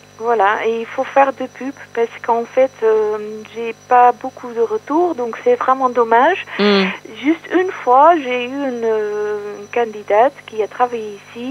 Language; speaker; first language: French; non-native, fluent; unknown